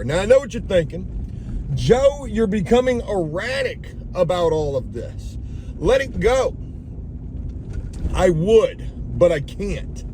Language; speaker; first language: English; native; English